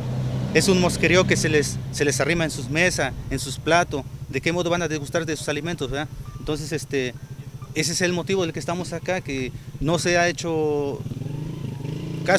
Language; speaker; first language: Spanish; native; Spanish